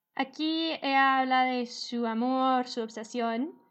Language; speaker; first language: Spanish; non-native, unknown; English